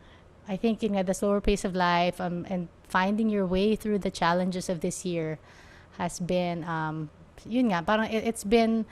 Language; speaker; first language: English; non-native, local second language; Filipino